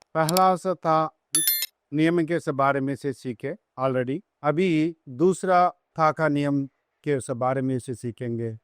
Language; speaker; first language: Hindi; non-native, local second language; Telugu